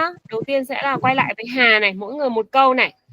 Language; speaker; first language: Vietnamese; native; Vietnamese